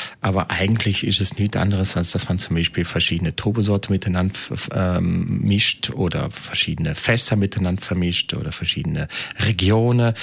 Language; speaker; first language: German; native; German